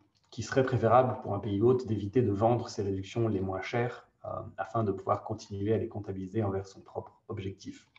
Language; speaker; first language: French; native; French